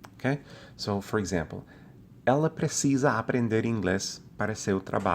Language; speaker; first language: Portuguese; non-native, fluent; English